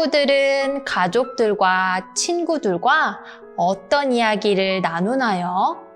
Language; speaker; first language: Korean; native; Korean